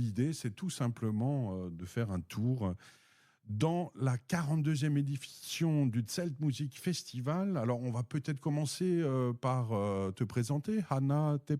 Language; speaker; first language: French; native; French